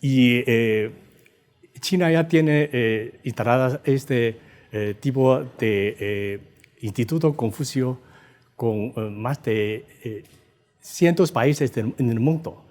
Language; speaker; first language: Spanish; non-native, fluent; Chinese